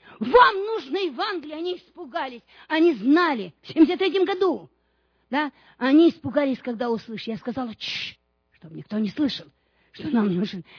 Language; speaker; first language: Russian; non-native, local second language; Romanian